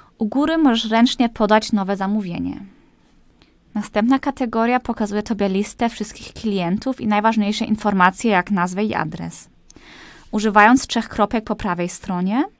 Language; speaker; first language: Polish; early bilingual, heritage; Polish